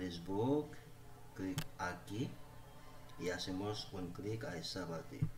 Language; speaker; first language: Spanish; non-native, learner; Haitian Creole